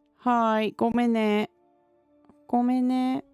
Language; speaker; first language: Japanese; non-native, learner; English